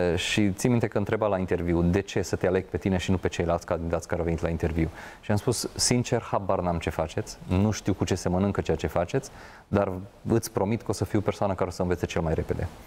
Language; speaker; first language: Romanian; non-native, local second language; Hungarian